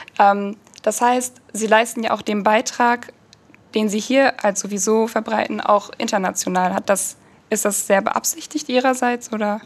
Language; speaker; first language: German; early bilingual, other home language; Turkish